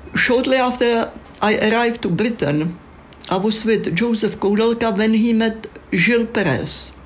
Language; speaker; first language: English; non-native, fluent; Czech